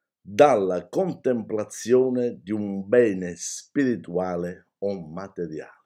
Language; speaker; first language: Italian; native; Italian